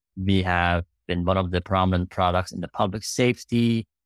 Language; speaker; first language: English; non-native, fluent; Persian